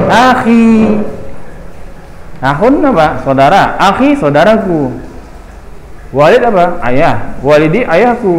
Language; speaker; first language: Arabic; non-native, fluent; Indonesian